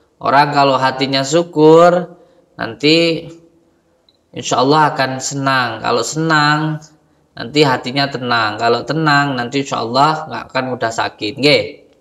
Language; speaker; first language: Indonesian; non-native, local second language; Javanese